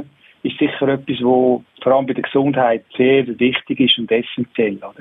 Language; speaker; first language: German; native; German